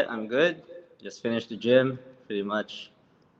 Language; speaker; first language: English; non-native, local second language; Filipino